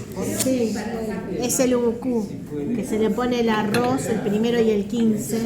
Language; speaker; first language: Spanish; native; Spanish